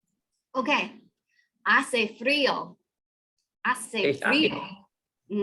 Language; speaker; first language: Spanish; non-native, fluent; English